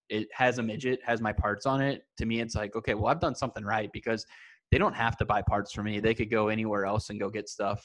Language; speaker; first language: English; native; English